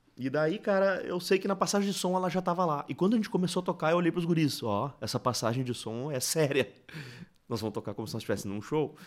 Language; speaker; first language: Portuguese; native; Portuguese